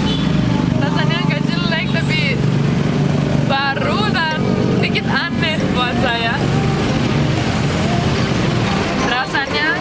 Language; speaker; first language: Indonesian; non-native, fluent; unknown